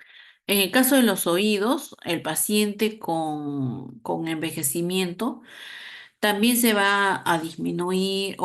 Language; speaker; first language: Spanish; native; Spanish